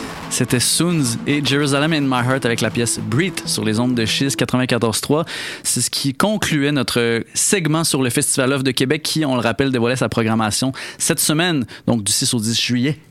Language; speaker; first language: French; native; French